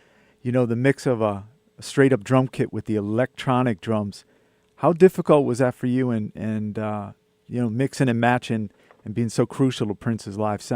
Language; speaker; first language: English; native; English